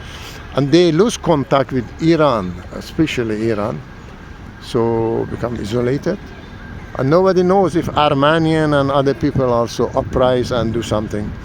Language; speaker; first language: English; non-native, learner; Persian